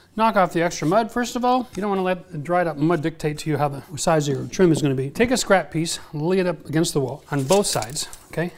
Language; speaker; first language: English; native; English